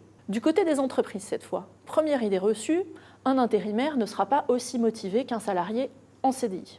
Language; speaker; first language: French; native; French